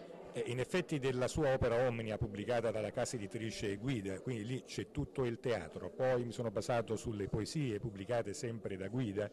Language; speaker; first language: Italian; native; Italian